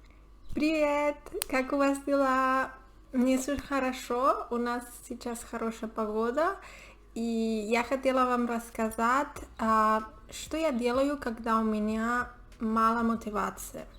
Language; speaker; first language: Russian; non-native, learner; Spanish